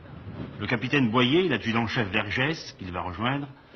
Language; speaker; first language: French; native; French